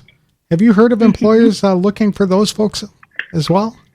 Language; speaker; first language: English; native; English